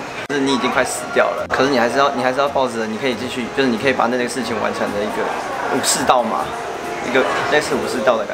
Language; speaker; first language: Chinese; native; Chinese